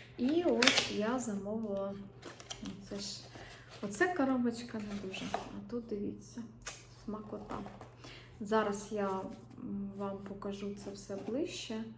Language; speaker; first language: Ukrainian; non-native, local second language; Russian